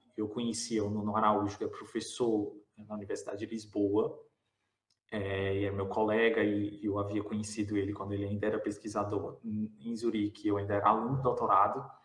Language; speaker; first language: Portuguese; native; Portuguese